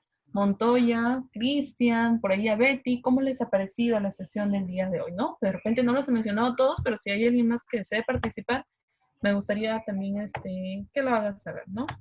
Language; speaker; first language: Spanish; native; Spanish